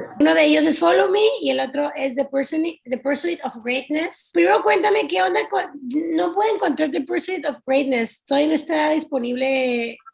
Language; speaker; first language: Spanish; native; Spanish